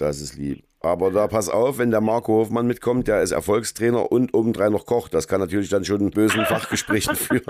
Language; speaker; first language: German; native; German